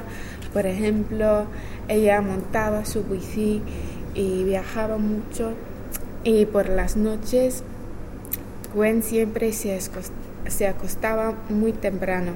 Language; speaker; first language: Spanish; non-native, fluent; English